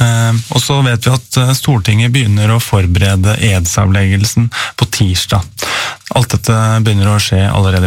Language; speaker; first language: Norwegian; native; Norwegian